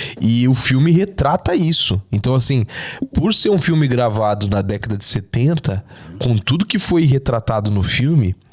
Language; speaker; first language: Portuguese; native; Portuguese